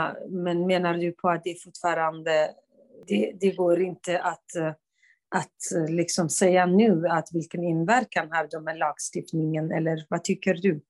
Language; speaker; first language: Swedish; non-native, fluent; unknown